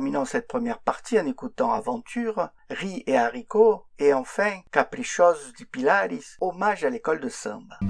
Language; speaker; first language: French; native; French